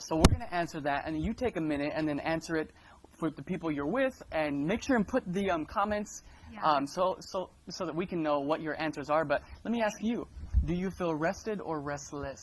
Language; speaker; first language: English; native; English